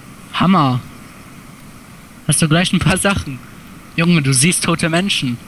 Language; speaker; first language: German; native; German